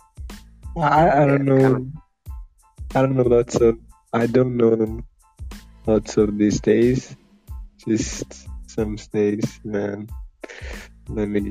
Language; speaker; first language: English; non-native, learner; Persian